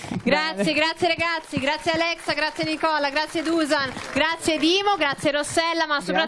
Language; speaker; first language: Italian; native; Italian